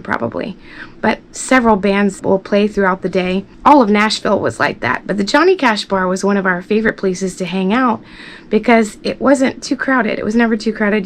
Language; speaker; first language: English; native; English